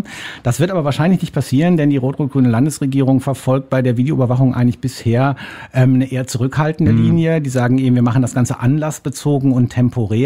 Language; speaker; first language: German; native; German